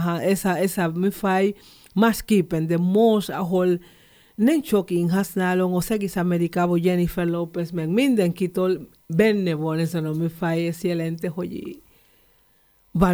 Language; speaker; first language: Hungarian; non-native, learner; Spanish